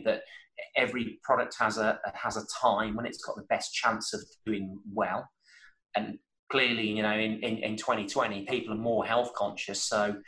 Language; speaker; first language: English; native; English